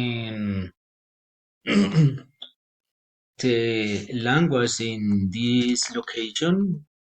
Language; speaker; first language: English; non-native, learner; Spanish